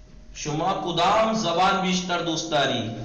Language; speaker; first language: Persian; non-native, fluent; Urdu